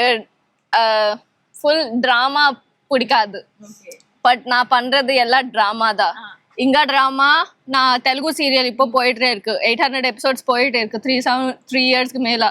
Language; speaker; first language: Tamil; non-native, learner; Telugu